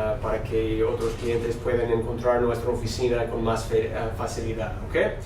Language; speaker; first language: Spanish; non-native, fluent; English